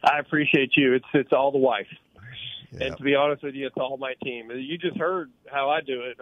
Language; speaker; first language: English; native; English